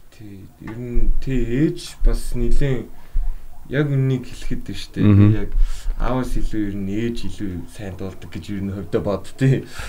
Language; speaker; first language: Mongolian; early bilingual, heritage; Mongolian